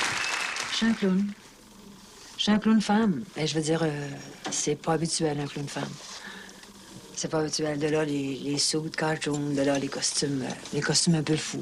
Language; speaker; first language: French; native; French